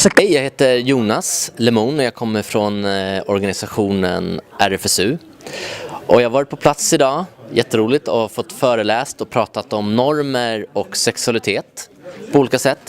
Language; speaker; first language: Swedish; native; Swedish